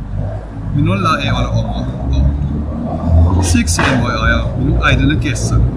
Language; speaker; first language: Finnish; non-native, learner; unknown